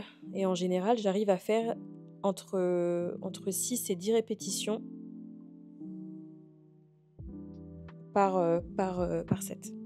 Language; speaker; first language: French; native; French